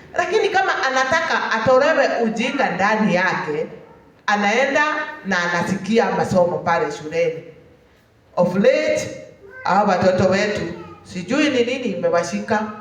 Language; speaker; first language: Swahili; non-native, local second language; Kikuyu